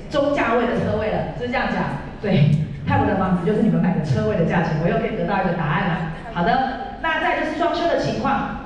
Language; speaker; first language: Chinese; native; Chinese